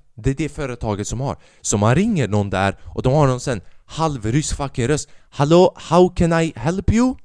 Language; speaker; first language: Swedish; early bilingual, other home language; Albanian